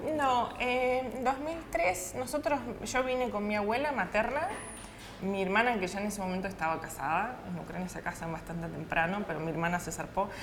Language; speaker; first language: Spanish; early bilingual, other home language; Russian